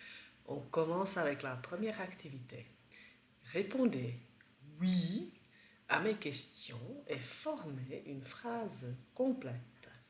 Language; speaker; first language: French; non-native, fluent; Czech